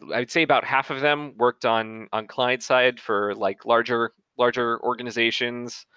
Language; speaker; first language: English; native; English